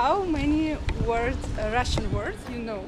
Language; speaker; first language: English; non-native, learner; Russian